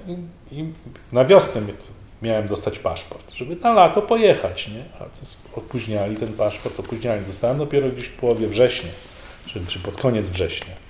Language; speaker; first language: Polish; native; Polish